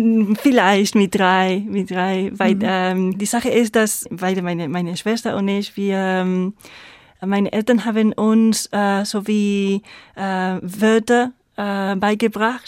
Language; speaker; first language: German; non-native, fluent; Spanish